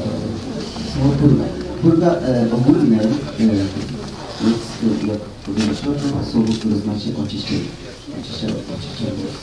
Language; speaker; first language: Polish; non-native, learner; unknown